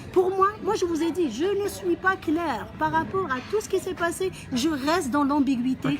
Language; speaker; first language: French; non-native, local second language; Arabic